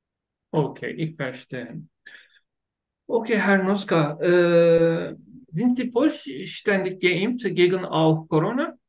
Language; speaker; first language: German; non-native, learner; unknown